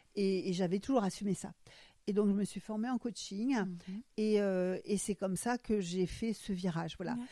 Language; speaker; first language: French; non-native, fluent; German